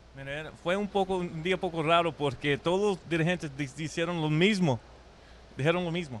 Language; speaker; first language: Spanish; early bilingual, heritage; Spanish